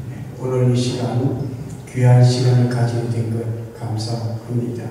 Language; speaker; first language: Korean; native; Korean